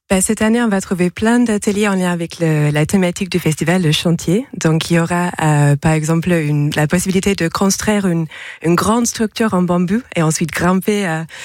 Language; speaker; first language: French; non-native, fluent; English